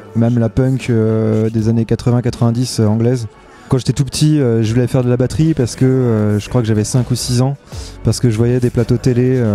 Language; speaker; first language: French; native; French